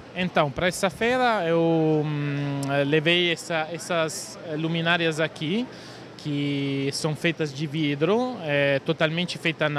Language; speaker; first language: Portuguese; non-native, fluent; Italian